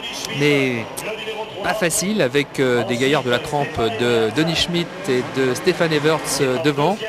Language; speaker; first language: French; native; French